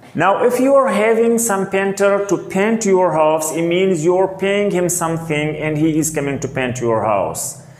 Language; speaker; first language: English; non-native, local second language; Hindi